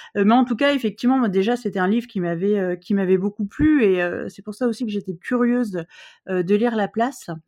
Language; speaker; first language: French; native; French